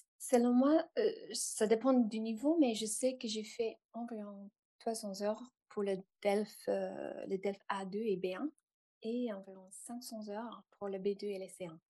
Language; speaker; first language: French; non-native, fluent; English